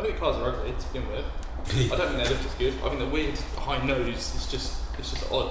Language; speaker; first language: English; native; English